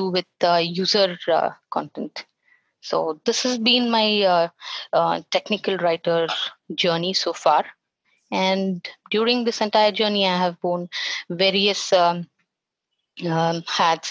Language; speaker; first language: English; non-native, local second language; Kannada